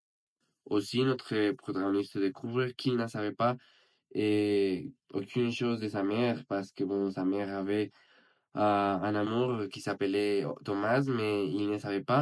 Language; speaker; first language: French; non-native, learner; Spanish